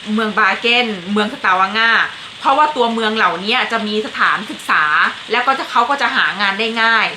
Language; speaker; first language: Thai; native; Thai